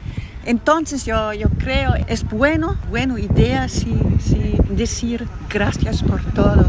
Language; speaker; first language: Spanish; non-native, learner; German